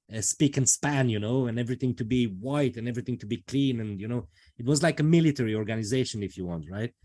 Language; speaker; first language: English; non-native, fluent; Romanian